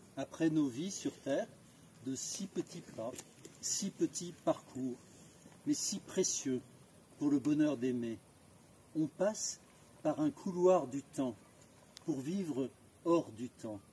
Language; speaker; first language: French; native; French